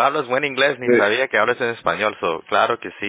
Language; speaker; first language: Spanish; early bilingual, heritage; English